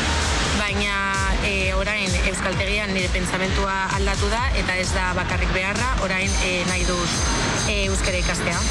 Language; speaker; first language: Basque; non-native, local second language; Spanish